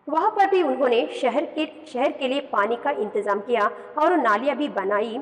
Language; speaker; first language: Hindi; non-native, local second language; Kannada